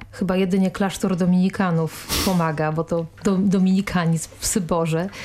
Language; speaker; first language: Polish; native; Polish